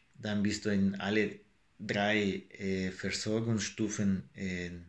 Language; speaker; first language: German; non-native, fluent; Spanish